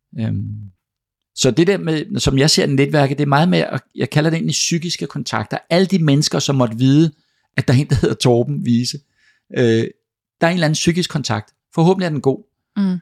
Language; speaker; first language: Danish; native; Danish